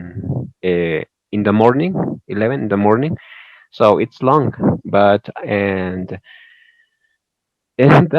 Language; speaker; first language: English; non-native, learner; Spanish